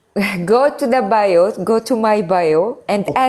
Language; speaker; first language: English; non-native, fluent; Arabic